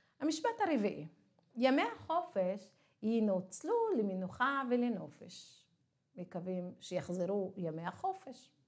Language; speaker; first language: Hebrew; non-native, local second language; Arabic